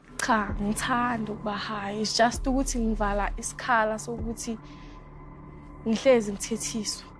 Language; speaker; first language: Zulu; native; Zulu